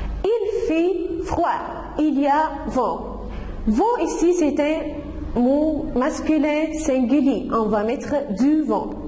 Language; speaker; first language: French; non-native, fluent; Arabic